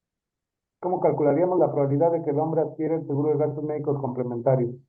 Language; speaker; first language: Spanish; native; Spanish